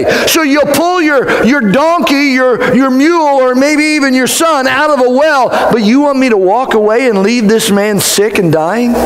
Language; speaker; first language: English; native; English